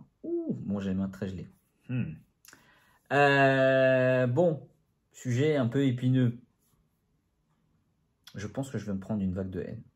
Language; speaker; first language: French; native; French